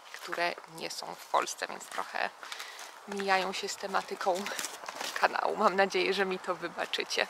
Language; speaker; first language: Polish; native; Polish